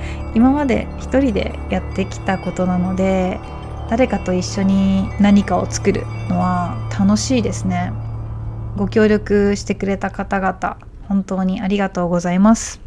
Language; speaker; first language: Japanese; native; Japanese